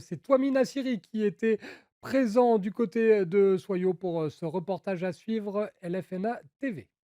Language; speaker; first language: French; native; French